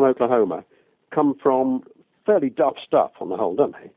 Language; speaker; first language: English; native; English